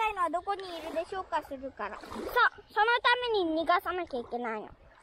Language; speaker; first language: Japanese; native; Japanese